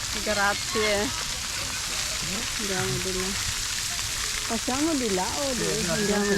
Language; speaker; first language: Italian; non-native, learner; Filipino